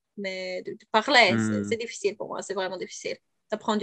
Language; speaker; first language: French; non-native, fluent; Bulgarian